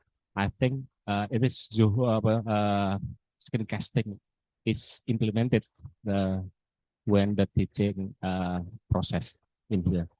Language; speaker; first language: English; non-native, learner; Indonesian